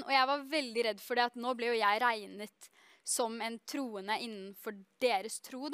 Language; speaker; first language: Norwegian; native; Norwegian